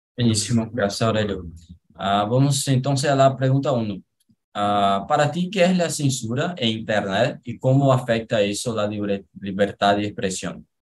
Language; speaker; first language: Spanish; non-native, learner; Portuguese